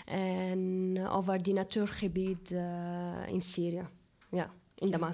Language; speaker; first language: Dutch; non-native, fluent; Arabic